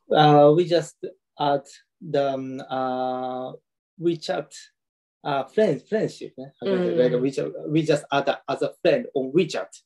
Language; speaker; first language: English; non-native, learner; Japanese